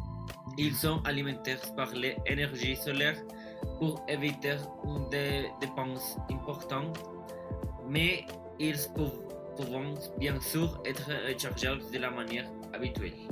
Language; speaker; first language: French; non-native, learner; Spanish